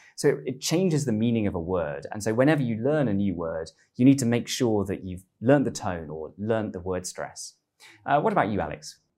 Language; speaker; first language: English; native; English